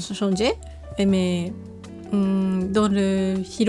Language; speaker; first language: French; non-native, learner; Japanese